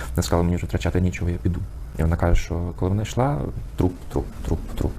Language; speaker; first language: Ukrainian; native; Ukrainian